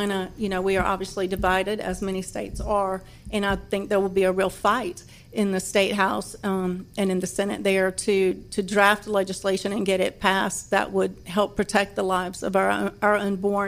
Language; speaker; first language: English; native; English